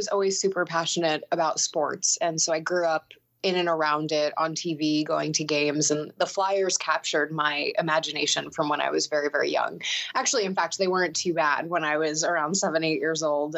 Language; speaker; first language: English; native; English